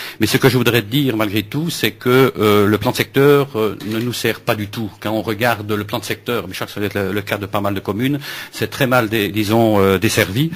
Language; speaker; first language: French; native; French